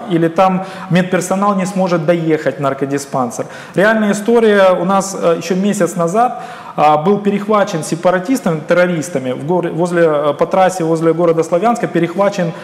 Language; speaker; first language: Russian; native; Russian